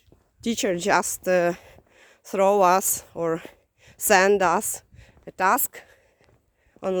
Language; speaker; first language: English; non-native, fluent; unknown